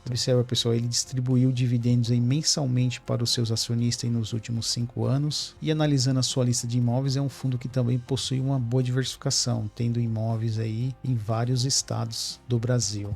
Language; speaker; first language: Portuguese; native; Portuguese